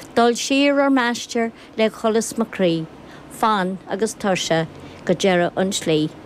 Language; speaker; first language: Irish; non-native, local second language; English